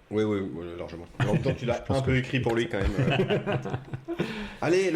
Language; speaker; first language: French; native; French